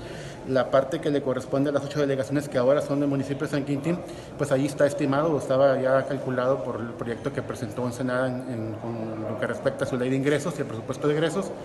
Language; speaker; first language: Spanish; native; Spanish